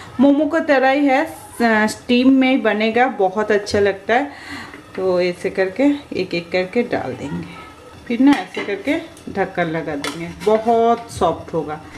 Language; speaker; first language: Hindi; non-native, local second language; Bangla